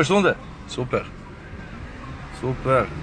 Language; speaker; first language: German; non-native, learner; Serbian